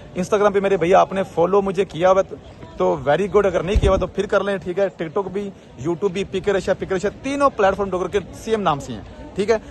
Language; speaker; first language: Urdu; non-native, local second language; Punjabi